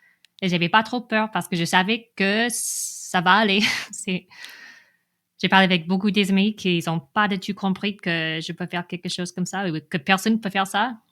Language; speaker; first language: French; non-native, fluent; English